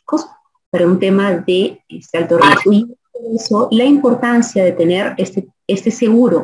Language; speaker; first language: Spanish; native; Spanish